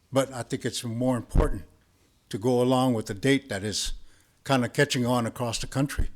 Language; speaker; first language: English; early bilingual, other home language; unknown